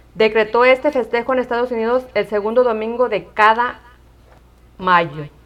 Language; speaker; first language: Spanish; native; Spanish